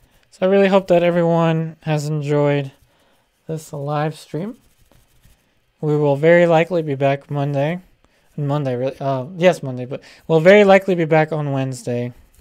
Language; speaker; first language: English; early bilingual, other home language; Spanish